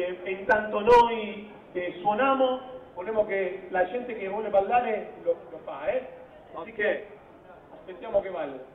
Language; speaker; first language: Italian; non-native, fluent; Spanish